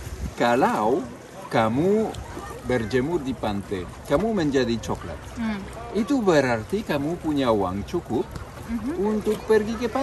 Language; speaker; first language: Indonesian; non-native, fluent; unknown